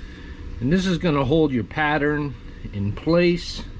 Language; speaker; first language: English; native; English